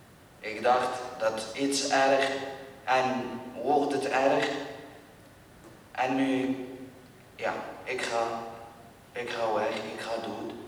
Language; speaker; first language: Dutch; non-native, learner; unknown